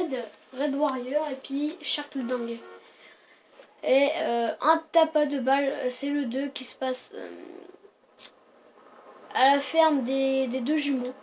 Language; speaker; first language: French; native; French